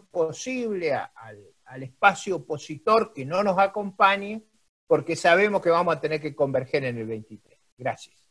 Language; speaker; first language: Spanish; native; Spanish